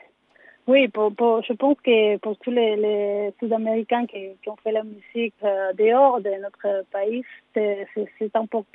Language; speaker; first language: French; non-native, learner; Spanish